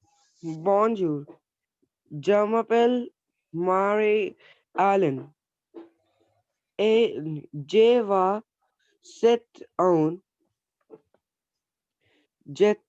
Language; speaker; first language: French; non-native, learner; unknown